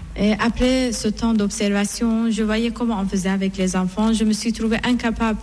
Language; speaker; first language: French; non-native, fluent; Persian